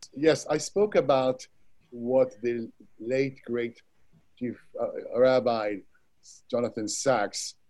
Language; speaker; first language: English; non-native, fluent; Arabic